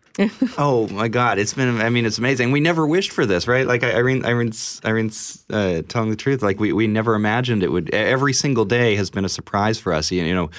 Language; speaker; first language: English; native; English